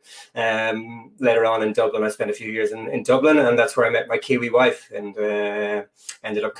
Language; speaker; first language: English; native; English